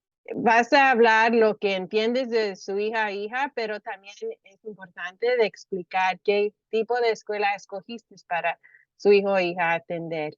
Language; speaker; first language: Spanish; early bilingual, heritage; Spanish